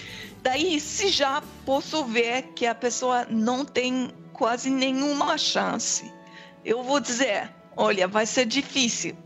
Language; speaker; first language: Portuguese; non-native, fluent; French